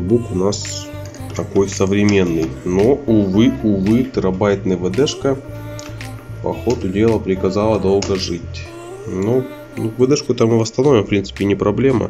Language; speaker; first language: Russian; native; Russian